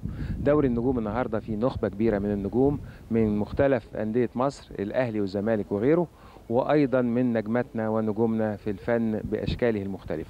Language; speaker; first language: Arabic; native; Arabic